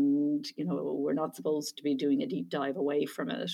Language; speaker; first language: English; native; English